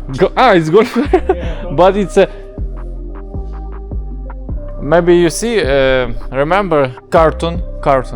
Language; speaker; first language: English; non-native, learner; Ukrainian